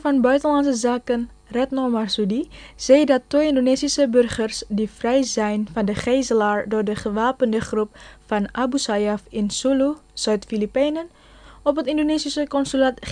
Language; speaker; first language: Dutch; non-native, fluent; Indonesian